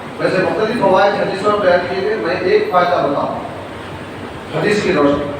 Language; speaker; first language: Urdu; native; Urdu